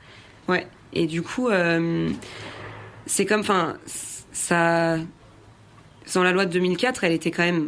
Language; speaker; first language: French; native; French